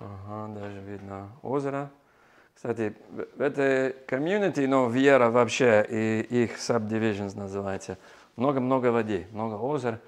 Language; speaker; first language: Russian; non-native, learner; English